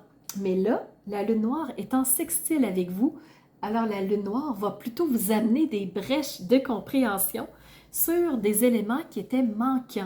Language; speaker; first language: French; native; French